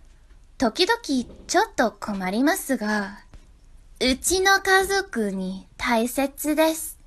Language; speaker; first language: Japanese; non-native, learner; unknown